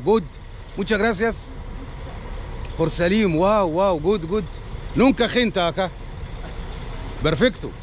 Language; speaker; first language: Spanish; non-native, learner; Arabic